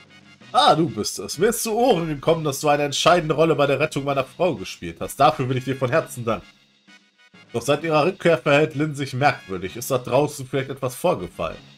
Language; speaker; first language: German; native; German